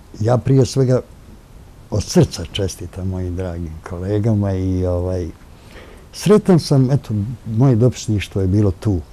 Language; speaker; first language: Croatian; native; Croatian